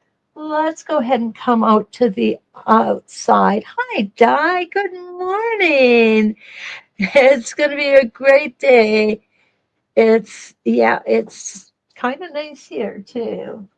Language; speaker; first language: English; native; English